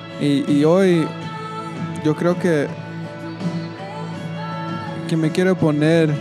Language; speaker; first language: Spanish; non-native, learner; English